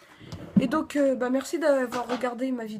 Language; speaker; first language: French; native; French